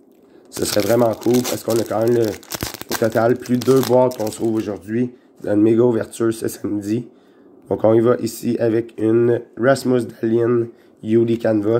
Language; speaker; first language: French; native; French